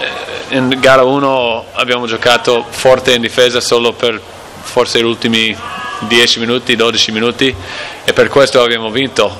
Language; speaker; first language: Italian; non-native, learner; English